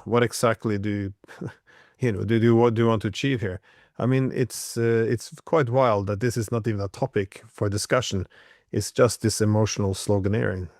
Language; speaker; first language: English; non-native, fluent; Norwegian